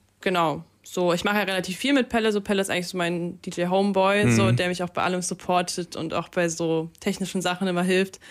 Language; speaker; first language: German; early bilingual, other home language; Russian